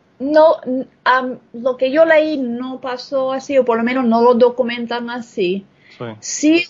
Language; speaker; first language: Spanish; non-native, fluent; English